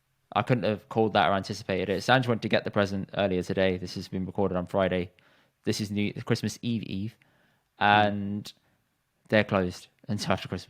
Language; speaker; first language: English; early bilingual, other home language; Punjabi